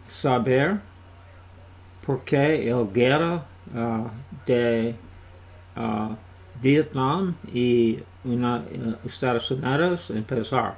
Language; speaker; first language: Spanish; non-native, learner; English